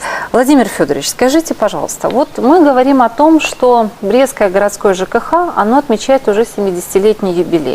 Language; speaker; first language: Russian; native; Russian